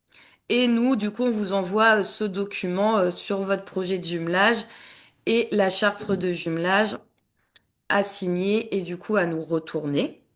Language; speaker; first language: French; native; French